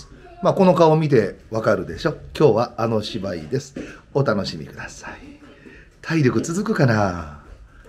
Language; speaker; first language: Japanese; native; Japanese